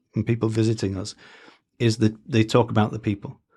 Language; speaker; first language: English; native; English